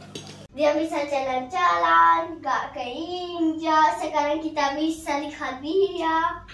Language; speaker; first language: Indonesian; non-native, learner; Spanish